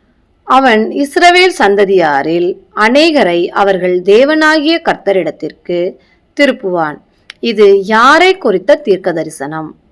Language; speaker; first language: Tamil; native; Tamil